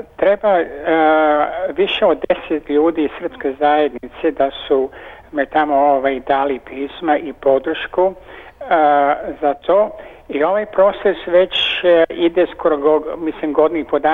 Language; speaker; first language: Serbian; early bilingual, heritage; Serbian